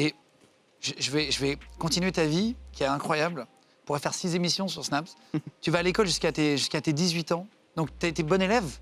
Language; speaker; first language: French; native; French